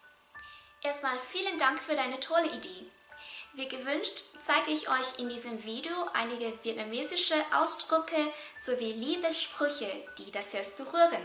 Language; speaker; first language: German; non-native, fluent; Vietnamese